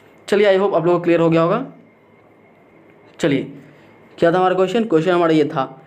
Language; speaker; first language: Hindi; native; Hindi